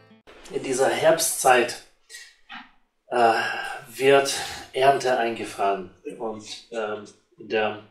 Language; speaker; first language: German; non-native, fluent; Russian